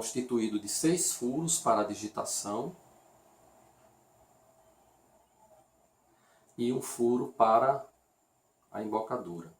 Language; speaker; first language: Portuguese; native; Portuguese